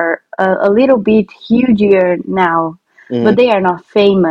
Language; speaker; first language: English; non-native, fluent; Portuguese